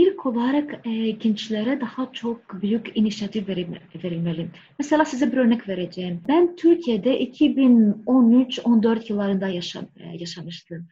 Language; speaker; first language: Turkish; non-native, fluent; Greek